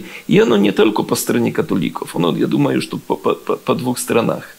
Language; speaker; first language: Russian; non-native, learner; Polish